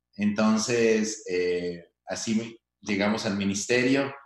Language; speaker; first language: Spanish; native; Spanish